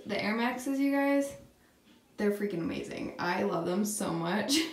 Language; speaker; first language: English; native; English